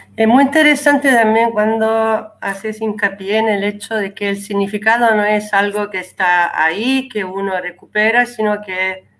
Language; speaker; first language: Spanish; non-native, fluent; Italian